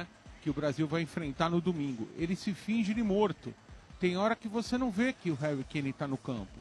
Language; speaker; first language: Portuguese; native; Portuguese